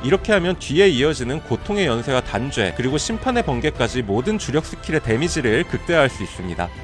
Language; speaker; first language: Korean; native; Korean